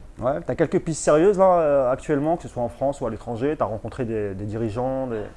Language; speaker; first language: French; native; French